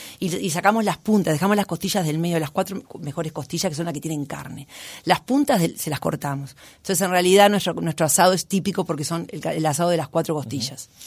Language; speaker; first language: Spanish; native; Spanish